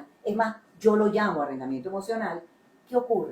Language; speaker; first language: Spanish; native; Spanish